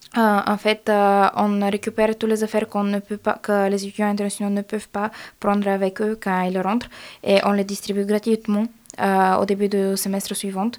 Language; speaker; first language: French; non-native, fluent; Bulgarian